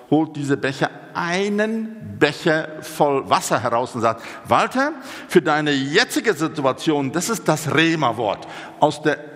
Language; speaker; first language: German; non-native, fluent; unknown